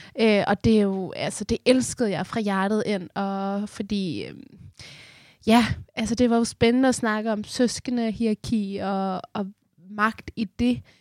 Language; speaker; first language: Danish; early bilingual, other home language; Persian